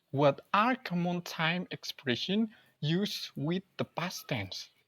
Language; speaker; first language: English; non-native, learner; Indonesian